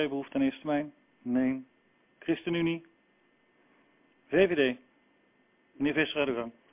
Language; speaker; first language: Dutch; native; Dutch